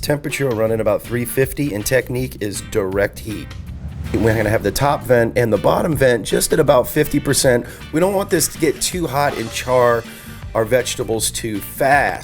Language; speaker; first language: English; native; English